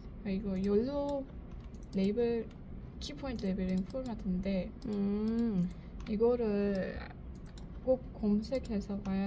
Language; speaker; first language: Korean; non-native, learner; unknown